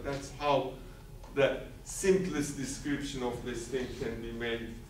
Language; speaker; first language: English; non-native, fluent; Turkish